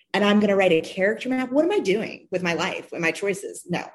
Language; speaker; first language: English; native; English